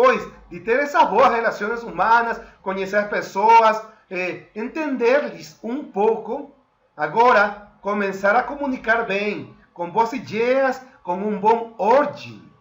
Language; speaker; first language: Portuguese; non-native, fluent; Spanish